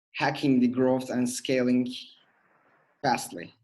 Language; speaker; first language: English; non-native, fluent; Turkish